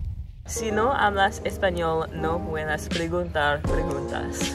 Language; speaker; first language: Spanish; non-native, learner; English